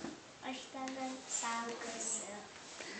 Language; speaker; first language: Lithuanian; early bilingual, heritage; Lithuanian